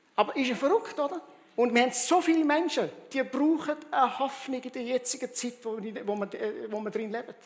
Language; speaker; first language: German; early bilingual, heritage; German